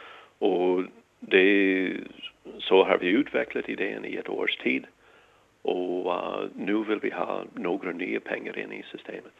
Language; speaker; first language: Danish; non-native, fluent; English